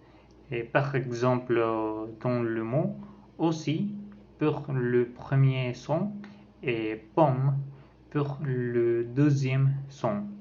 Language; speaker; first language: French; non-native, learner; Spanish